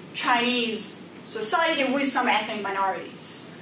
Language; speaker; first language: English; non-native, fluent; Indonesian